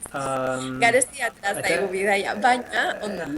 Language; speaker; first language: Basque; native; Basque